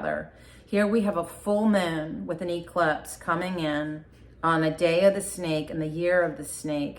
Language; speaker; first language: English; native; English